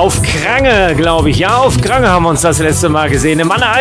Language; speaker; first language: German; native; German